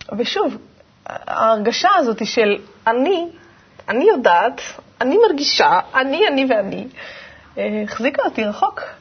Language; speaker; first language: Hebrew; native; Hebrew